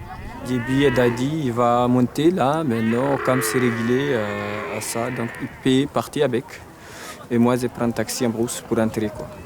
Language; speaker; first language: French; non-native, local second language; Fula